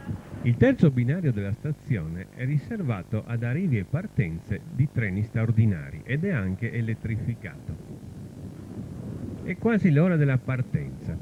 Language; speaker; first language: Italian; native; Italian